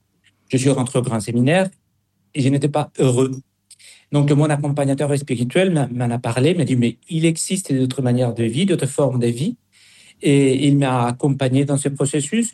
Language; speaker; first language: French; non-native, fluent; Spanish